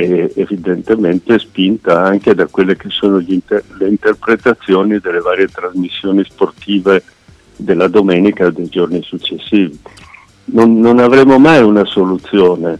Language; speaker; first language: Italian; native; Italian